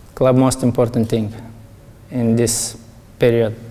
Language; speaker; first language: English; non-native, learner; Lithuanian